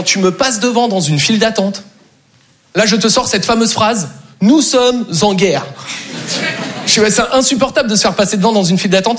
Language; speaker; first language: French; native; French